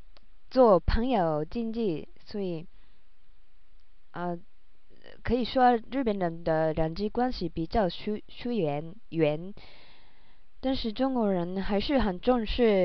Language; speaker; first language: Chinese; non-native, learner; Japanese